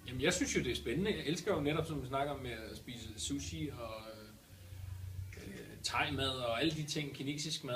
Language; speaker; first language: Danish; native; Danish